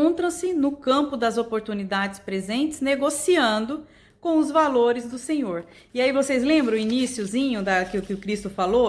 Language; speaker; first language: Portuguese; native; Portuguese